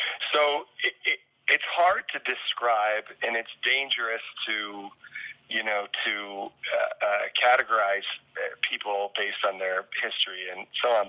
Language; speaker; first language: English; native; English